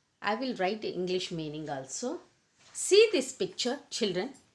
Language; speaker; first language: English; non-native, local second language; Telugu